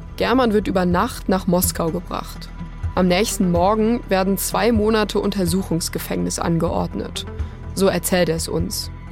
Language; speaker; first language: German; native; German